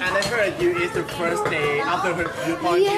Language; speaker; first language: English; non-native, learner; Thai